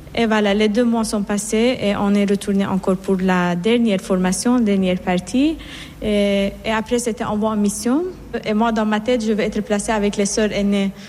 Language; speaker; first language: French; non-native, fluent; Persian